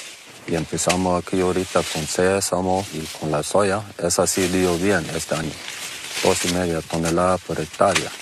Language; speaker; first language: Spanish; non-native, local second language; Plautdietsch